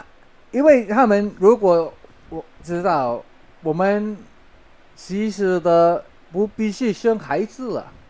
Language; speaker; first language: Chinese; non-native, learner; Filipino